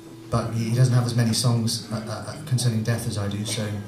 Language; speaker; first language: English; native; English